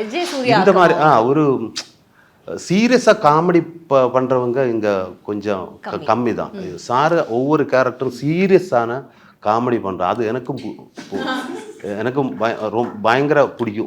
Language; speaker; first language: Tamil; non-native, learner; Malayalam